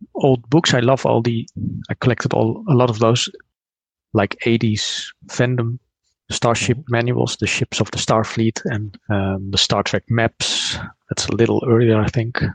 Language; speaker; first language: English; non-native, fluent; Dutch